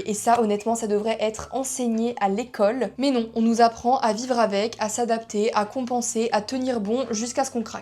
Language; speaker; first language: French; native; French